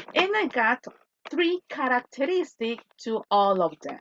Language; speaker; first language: English; non-native, fluent; Spanish